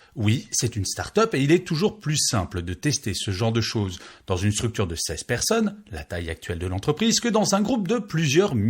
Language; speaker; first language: French; native; French